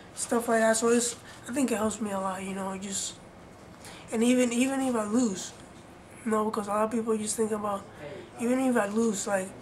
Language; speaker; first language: English; early bilingual, other home language; Spanish